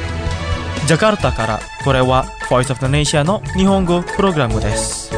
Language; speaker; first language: Japanese; non-native, fluent; Indonesian